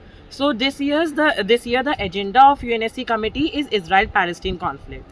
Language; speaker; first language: English; non-native, local second language; Hindi